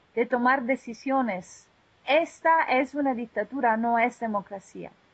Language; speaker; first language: Spanish; non-native, fluent; Italian